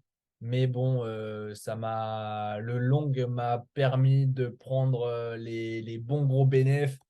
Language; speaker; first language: French; native; French